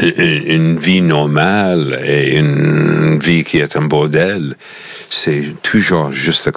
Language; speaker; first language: French; non-native, fluent; English